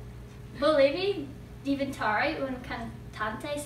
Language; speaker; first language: Italian; non-native, learner; English